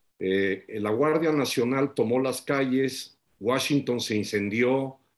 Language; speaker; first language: Spanish; native; Spanish